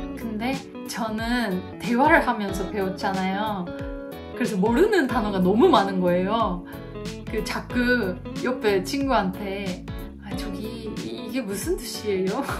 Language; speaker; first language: Korean; non-native, fluent; Japanese